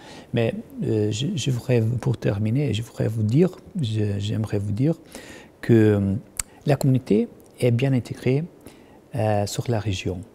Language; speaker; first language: French; non-native, fluent; Portuguese